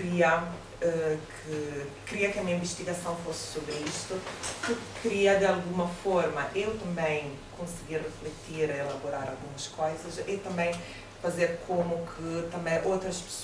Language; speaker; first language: Portuguese; non-native, fluent; Italian